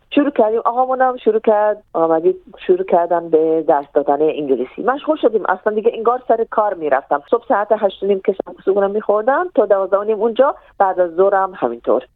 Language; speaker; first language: Persian; non-native, fluent; Arabic